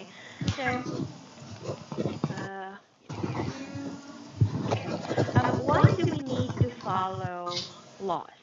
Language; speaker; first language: English; non-native, fluent; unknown